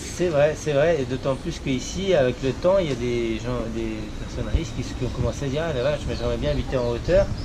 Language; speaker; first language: French; early bilingual, heritage; French